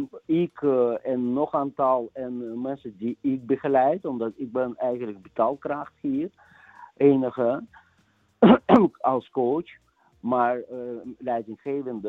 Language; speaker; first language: Dutch; non-native, fluent; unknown